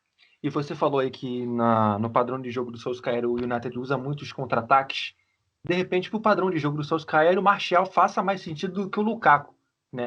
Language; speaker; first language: Portuguese; native; Portuguese